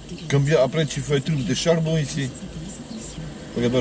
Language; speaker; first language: French; non-native, learner; Polish